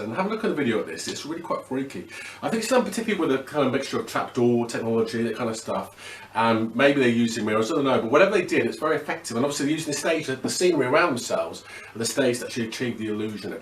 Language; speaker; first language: English; native; English